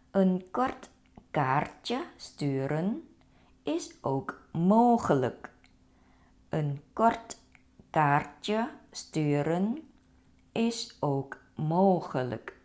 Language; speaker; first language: Dutch; non-native, fluent; Thai